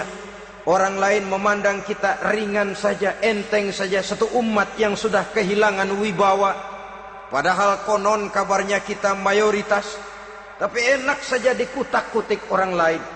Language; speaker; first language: Indonesian; native; Indonesian